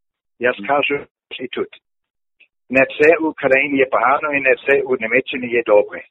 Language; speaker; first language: Ukrainian; non-native, learner; German